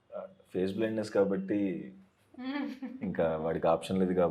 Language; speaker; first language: Telugu; native; Telugu